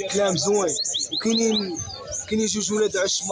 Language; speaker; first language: Arabic; native; Arabic